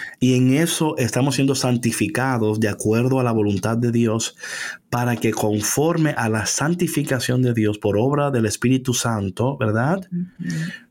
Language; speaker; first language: Spanish; early bilingual, heritage; Spanish